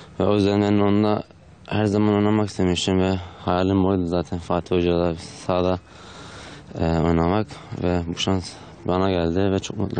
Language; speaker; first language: Turkish; early bilingual, heritage; Turkish